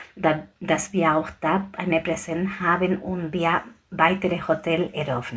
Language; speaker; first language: German; non-native, fluent; Spanish